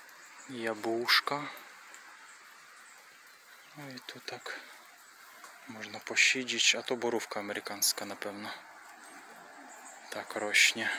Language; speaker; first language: Polish; non-native, fluent; Russian